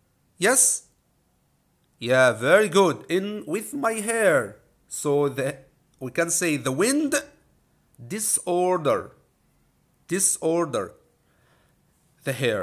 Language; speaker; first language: English; non-native, fluent; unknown